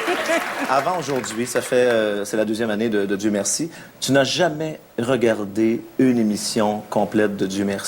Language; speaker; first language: French; native; French